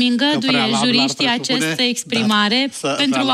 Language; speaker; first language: Romanian; native; Romanian